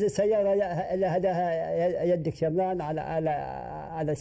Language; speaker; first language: Arabic; native; Arabic